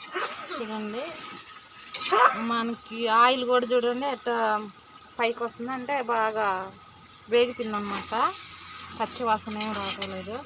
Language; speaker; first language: Telugu; native; Telugu